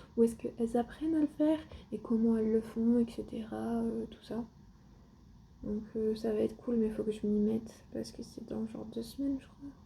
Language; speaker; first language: French; native; French